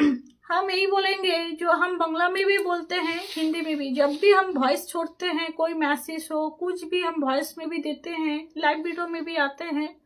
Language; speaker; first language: Hindi; non-native, local second language; Bangla